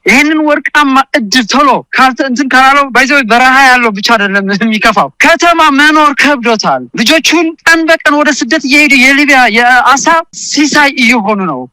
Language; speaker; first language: Amharic; non-native, local second language; Tigrinya